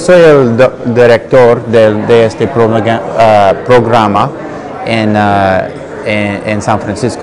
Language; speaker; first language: Spanish; non-native, learner; English